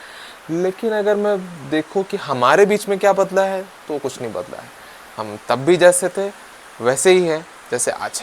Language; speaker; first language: Hindi; native; Hindi